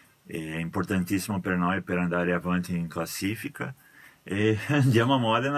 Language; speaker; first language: Italian; non-native, fluent; Portuguese